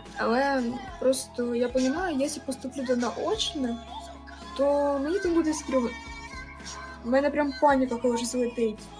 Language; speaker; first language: Ukrainian; non-native, local second language; Russian